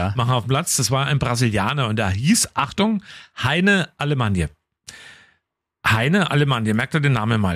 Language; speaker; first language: German; native; German